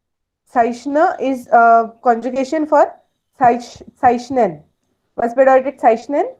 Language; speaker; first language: German; non-native, fluent; Hindi